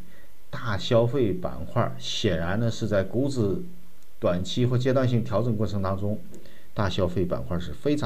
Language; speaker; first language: Chinese; native; Chinese